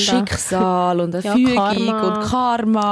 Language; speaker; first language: German; native; German